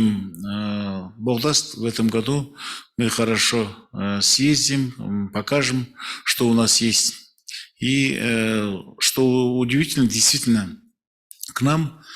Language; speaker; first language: Russian; non-native, local second language; Kazakh